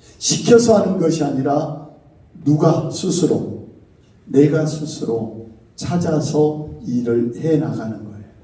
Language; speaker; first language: Korean; native; Korean